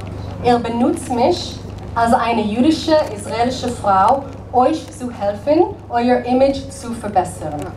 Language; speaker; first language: German; non-native, learner; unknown